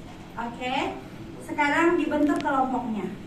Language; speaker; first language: Indonesian; native; Indonesian